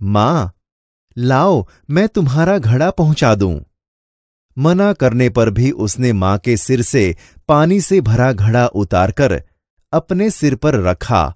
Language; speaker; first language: Hindi; non-native, local second language; Gujarati